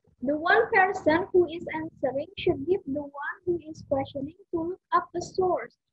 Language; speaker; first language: English; non-native, fluent; Indonesian